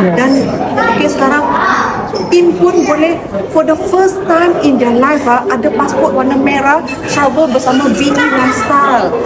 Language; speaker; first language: Malay; non-native, local second language; Chinese